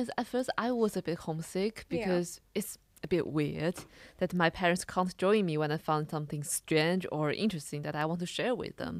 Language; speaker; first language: English; non-native, fluent; Chinese